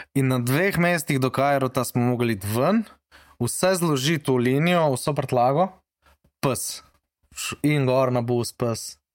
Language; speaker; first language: Slovenian; native; Slovenian